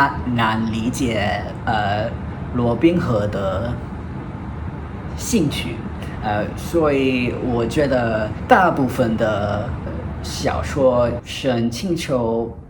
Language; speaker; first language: Chinese; non-native, fluent; English